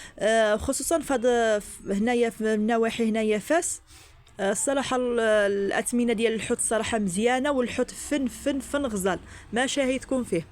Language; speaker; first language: Arabic; native; Arabic